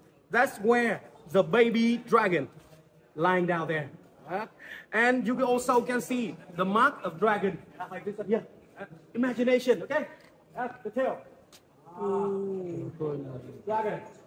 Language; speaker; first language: English; non-native, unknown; Vietnamese